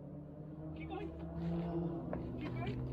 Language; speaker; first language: English; non-native, learner; Spanish